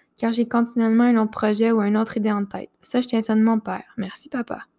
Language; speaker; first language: French; native; French